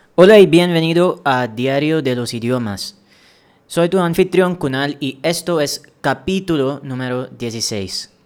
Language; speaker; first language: Spanish; non-native, fluent; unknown